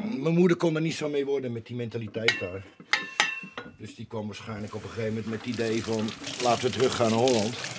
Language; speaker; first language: Dutch; native; Dutch